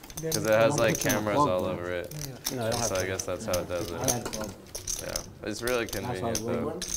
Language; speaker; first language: English; native; English